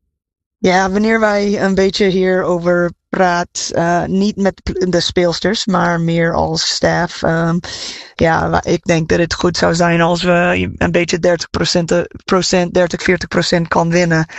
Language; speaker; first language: Dutch; non-native, fluent; English